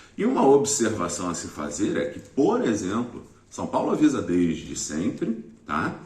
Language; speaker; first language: Portuguese; native; Portuguese